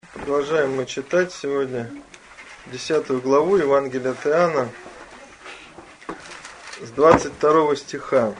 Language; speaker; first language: Russian; native; Russian